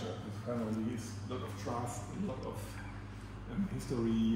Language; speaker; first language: English; non-native, learner; German